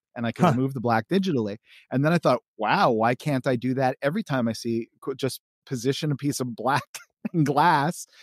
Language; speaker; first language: English; native; English